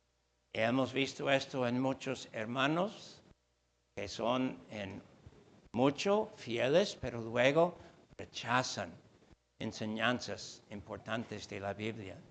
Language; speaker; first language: Spanish; non-native, fluent; English